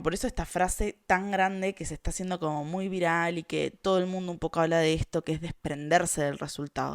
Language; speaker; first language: Spanish; native; Spanish